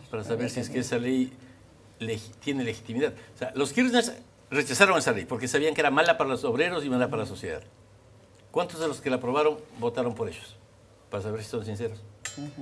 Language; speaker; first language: Spanish; native; Spanish